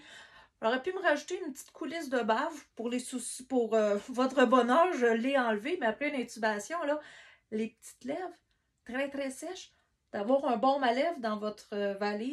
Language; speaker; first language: French; native; French